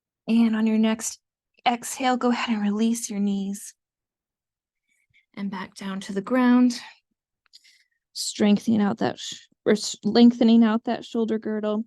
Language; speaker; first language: English; native; English